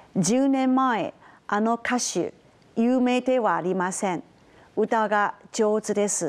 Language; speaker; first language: Japanese; non-native, fluent; Chinese